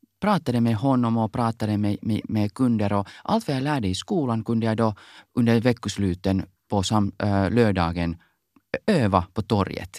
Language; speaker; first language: Swedish; non-native, local second language; Finnish